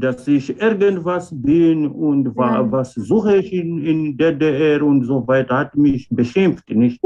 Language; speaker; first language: German; non-native, learner; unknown